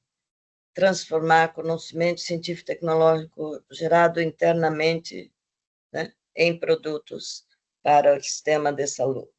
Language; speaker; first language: Portuguese; non-native, fluent; Spanish